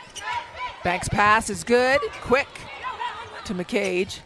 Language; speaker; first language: English; native; English